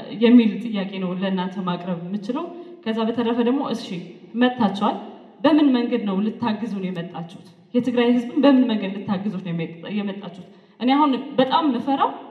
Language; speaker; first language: Amharic; non-native, local second language; Tigrinya